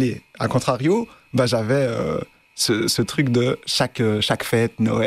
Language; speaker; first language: French; native; French